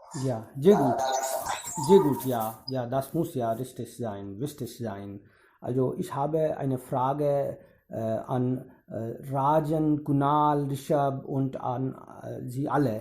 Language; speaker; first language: German; non-native, fluent; Hindi